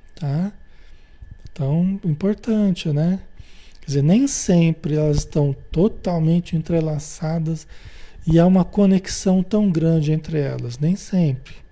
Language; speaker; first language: Portuguese; native; Portuguese